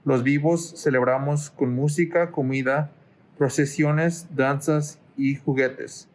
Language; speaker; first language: Spanish; early bilingual, heritage; Spanish